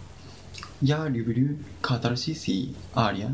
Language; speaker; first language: Russian; non-native, learner; Japanese